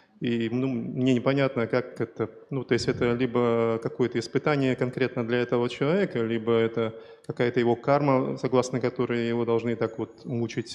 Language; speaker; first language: Russian; native; Russian